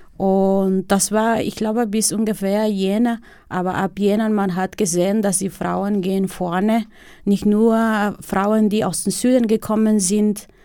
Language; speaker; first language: German; non-native, fluent; Spanish